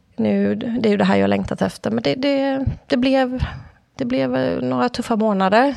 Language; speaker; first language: Swedish; native; Swedish